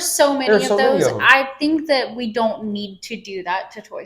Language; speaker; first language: English; native; English